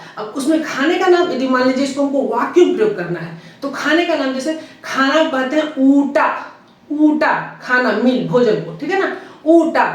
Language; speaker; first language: Hindi; native; Hindi